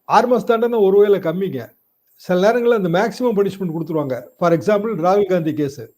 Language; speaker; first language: Tamil; native; Tamil